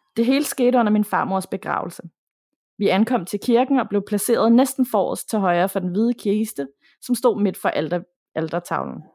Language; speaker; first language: Danish; native; Danish